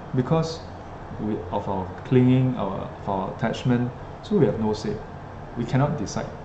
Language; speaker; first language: English; non-native, local second language; Chinese